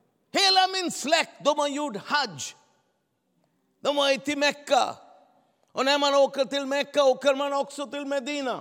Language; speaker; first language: Swedish; non-native, fluent; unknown